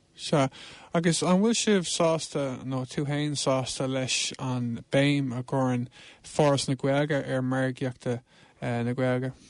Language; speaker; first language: Irish; non-native, local second language; English